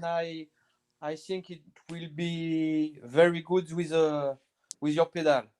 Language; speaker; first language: English; non-native, learner; French